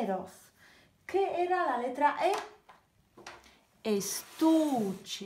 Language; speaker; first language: Spanish; non-native, fluent; Polish